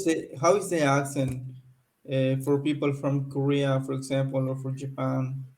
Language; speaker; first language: English; non-native, learner; Spanish